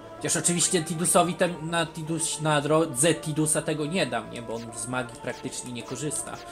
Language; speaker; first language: Polish; native; Polish